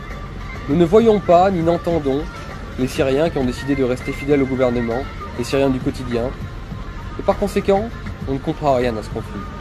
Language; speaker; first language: French; native; French